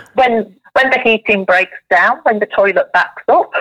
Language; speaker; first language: English; native; English